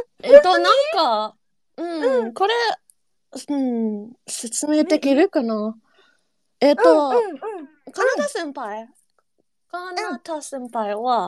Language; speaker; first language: Japanese; non-native, learner; English